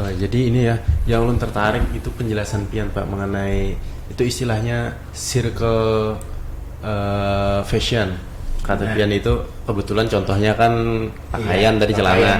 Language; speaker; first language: Indonesian; non-native, local second language; Banjar